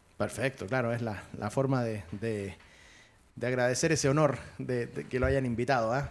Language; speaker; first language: Spanish; native; Spanish